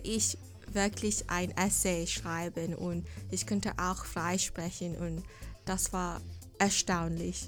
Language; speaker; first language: German; non-native, fluent; English